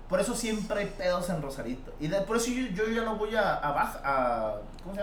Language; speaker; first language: Spanish; early bilingual, heritage; Spanish